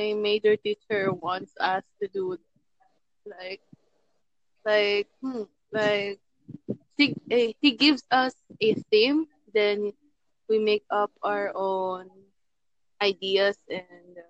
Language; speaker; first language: English; non-native, local second language; Filipino